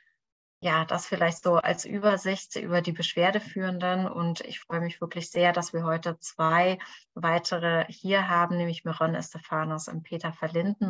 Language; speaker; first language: German; native; German